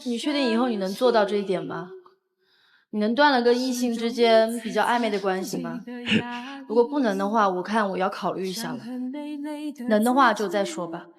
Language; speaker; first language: Chinese; native; Chinese